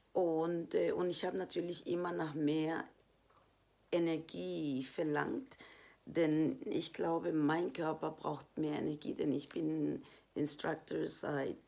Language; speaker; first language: German; non-native, fluent; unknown